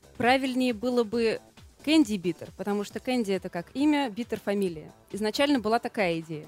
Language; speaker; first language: Russian; native; Russian